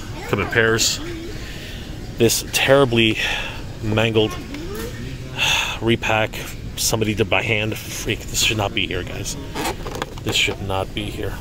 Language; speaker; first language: English; native; English